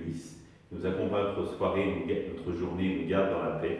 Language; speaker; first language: French; native; French